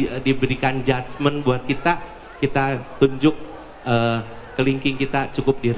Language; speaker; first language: Indonesian; native; Indonesian